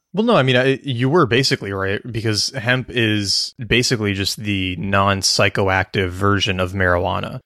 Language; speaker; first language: English; native; English